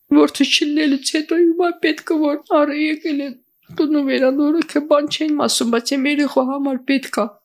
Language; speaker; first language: Armenian; native; Armenian